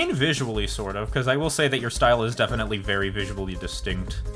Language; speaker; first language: English; native; English